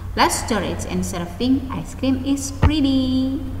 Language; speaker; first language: English; non-native, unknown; Indonesian